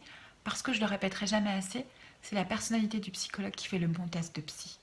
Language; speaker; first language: French; native; French